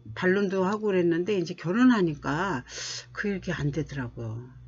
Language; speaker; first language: Korean; native; Korean